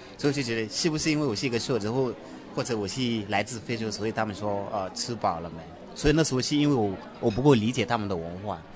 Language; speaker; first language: Chinese; non-native, fluent; Mossi